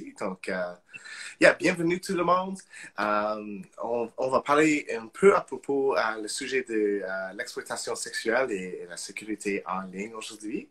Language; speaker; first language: French; non-native, local second language; English